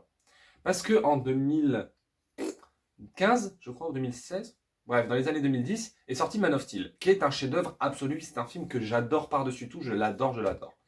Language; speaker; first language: French; native; French